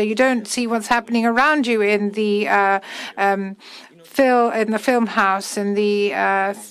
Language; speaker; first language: English; non-native, fluent; German